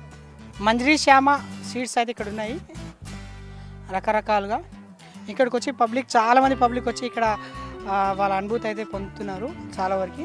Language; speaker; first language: Telugu; native; Telugu